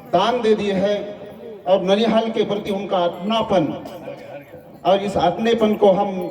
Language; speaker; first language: Hindi; non-native, local second language; Marathi